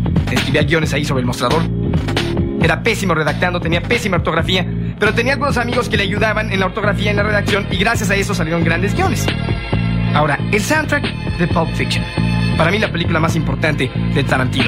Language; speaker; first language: Spanish; native; Spanish